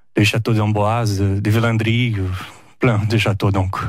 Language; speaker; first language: French; non-native, fluent; Portuguese